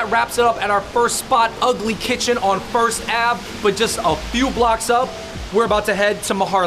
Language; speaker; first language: English; native; English